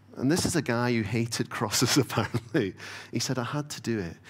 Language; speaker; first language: English; native; English